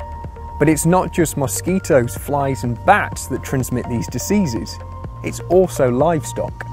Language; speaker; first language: English; native; English